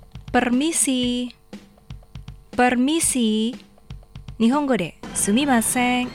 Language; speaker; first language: Japanese; non-native, fluent; Indonesian